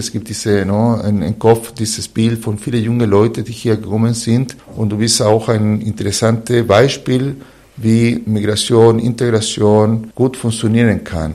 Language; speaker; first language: German; non-native, fluent; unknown